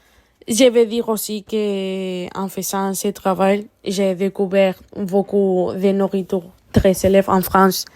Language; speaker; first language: French; non-native, learner; Spanish